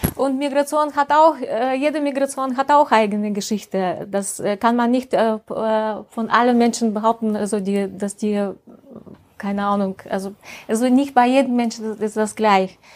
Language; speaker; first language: German; non-native, fluent; Russian